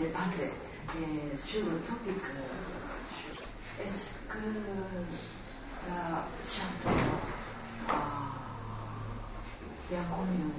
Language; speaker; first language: French; non-native, learner; Japanese